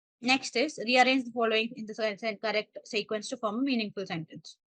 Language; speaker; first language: English; non-native, local second language; Malayalam